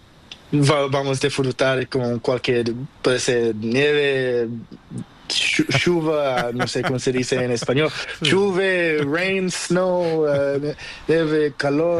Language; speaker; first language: Spanish; non-native, learner; Portuguese